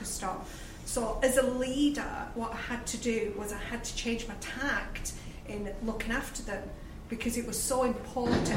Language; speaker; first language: English; native; English